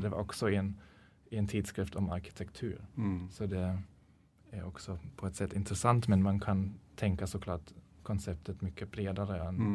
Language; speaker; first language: Swedish; non-native, fluent; German